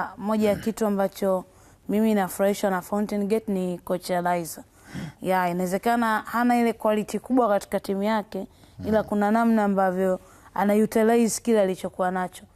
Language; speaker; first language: Swahili; native; Swahili